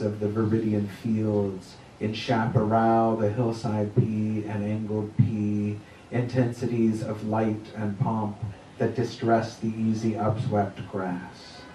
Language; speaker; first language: English; native; English